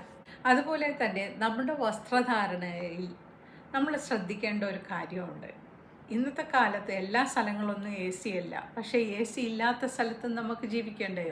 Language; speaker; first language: Malayalam; native; Malayalam